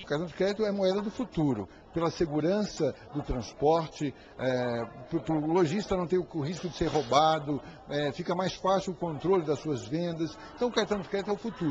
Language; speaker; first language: Portuguese; native; Portuguese